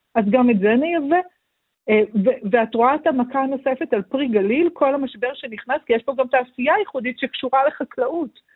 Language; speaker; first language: Hebrew; native; Hebrew